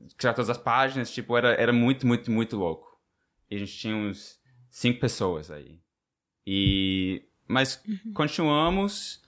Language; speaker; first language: Portuguese; non-native, fluent; English